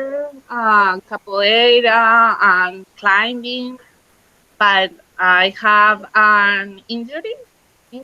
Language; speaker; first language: English; non-native, learner; Spanish